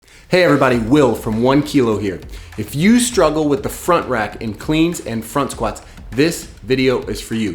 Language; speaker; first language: English; native; English